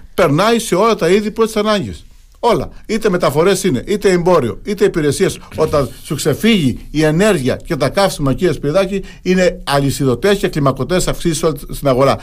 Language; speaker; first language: Greek; native; Greek